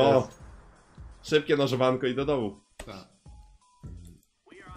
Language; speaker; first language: Polish; native; Polish